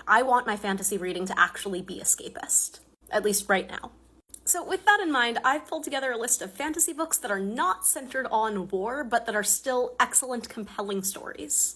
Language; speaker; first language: English; native; English